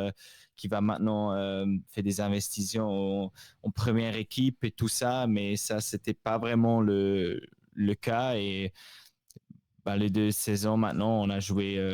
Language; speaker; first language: French; non-native, local second language; Swiss German